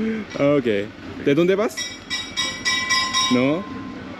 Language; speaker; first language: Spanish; non-native, learner; Korean